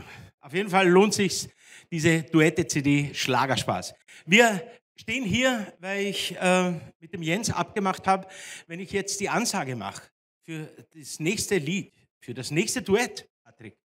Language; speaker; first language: German; native; German